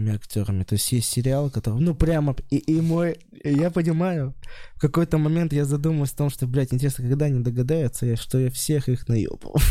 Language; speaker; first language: Russian; native; Russian